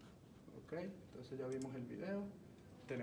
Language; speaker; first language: Spanish; early bilingual, heritage; Spanish